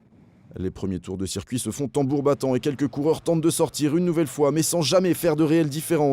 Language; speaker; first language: French; native; French